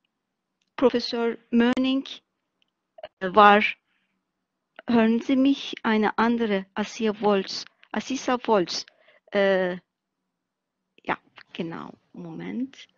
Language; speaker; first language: German; non-native, fluent; Turkish